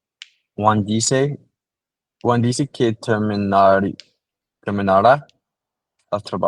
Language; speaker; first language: Spanish; non-native, learner; English